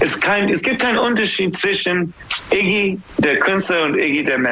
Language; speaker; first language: German; non-native, fluent; English